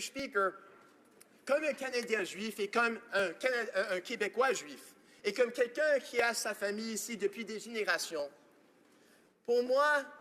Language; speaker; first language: French; non-native, local second language; English